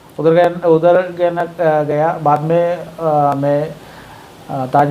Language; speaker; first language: Hindi; non-native, local second language; Malayalam